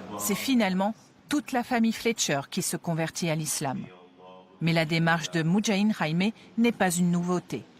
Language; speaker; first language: French; native; French